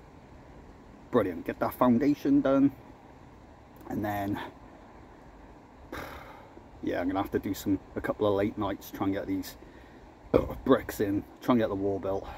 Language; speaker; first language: English; native; English